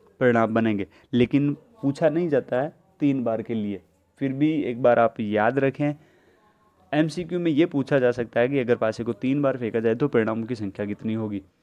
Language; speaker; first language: Hindi; native; Hindi